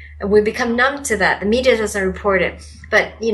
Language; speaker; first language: English; non-native, local second language; Malay